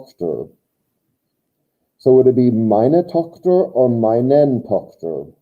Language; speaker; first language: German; non-native, fluent; English